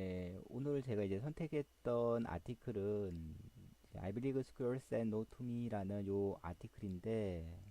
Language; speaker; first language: Korean; native; Korean